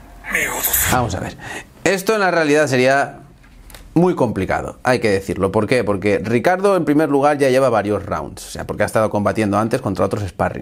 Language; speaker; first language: Spanish; native; Spanish